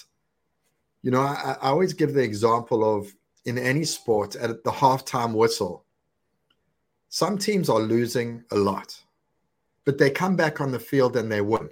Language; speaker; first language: English; native; English